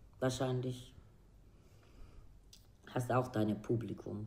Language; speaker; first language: German; non-native, learner; Spanish